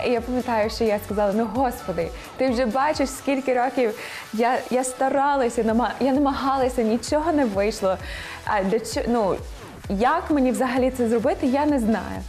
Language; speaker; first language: Ukrainian; non-native, fluent; English